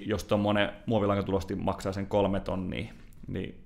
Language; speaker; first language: Finnish; native; Finnish